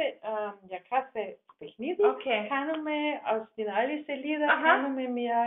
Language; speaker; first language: Greek; non-native, learner; German